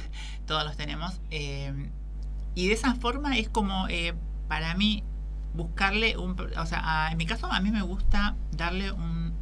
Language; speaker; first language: Spanish; native; Spanish